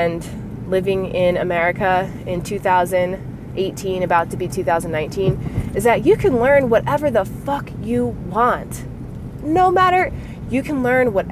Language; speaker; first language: English; native; English